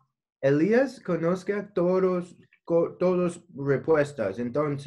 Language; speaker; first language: Spanish; non-native, learner; English